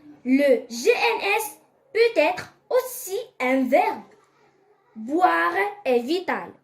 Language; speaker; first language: French; non-native, local second language; Arabic